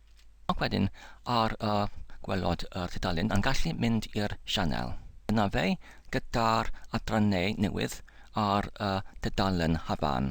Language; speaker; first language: Welsh; non-native, learner; English